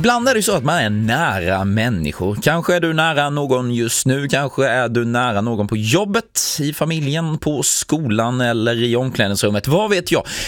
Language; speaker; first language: Swedish; native; Swedish